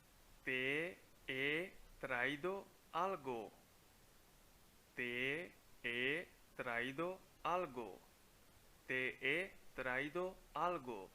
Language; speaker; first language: Spanish; non-native, fluent; Punjabi